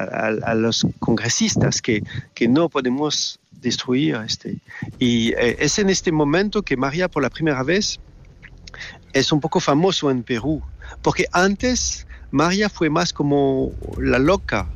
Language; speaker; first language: Spanish; non-native, fluent; French